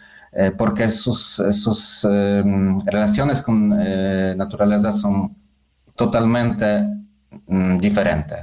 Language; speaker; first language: Spanish; non-native, fluent; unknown